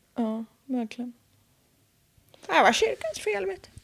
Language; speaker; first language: Swedish; native; Swedish